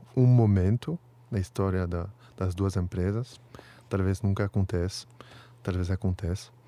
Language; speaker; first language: Portuguese; non-native, fluent; French